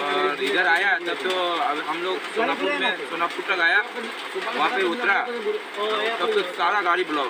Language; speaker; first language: Hindi; non-native, local second language; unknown